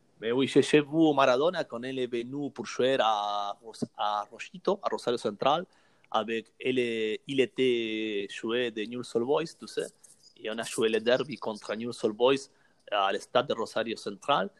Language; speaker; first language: French; non-native, learner; Spanish